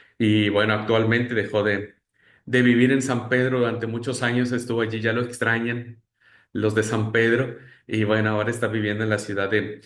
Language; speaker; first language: Spanish; native; Spanish